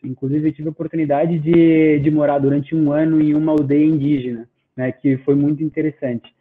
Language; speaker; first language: Portuguese; non-native, fluent; Spanish